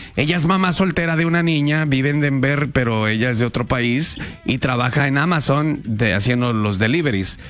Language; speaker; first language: Spanish; native; Spanish